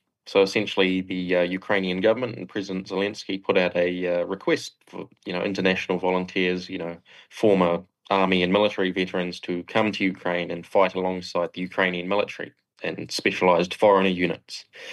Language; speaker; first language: English; native; English